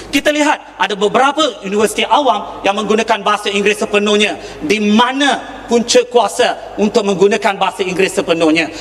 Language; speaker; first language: Malay; non-native, local second language; Tamil